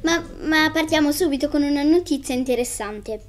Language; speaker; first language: Italian; native; Italian